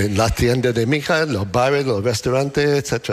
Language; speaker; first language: Spanish; non-native, learner; English